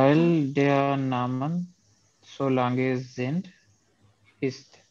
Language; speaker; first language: German; non-native, learner; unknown